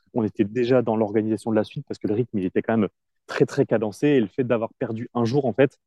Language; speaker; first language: French; native; French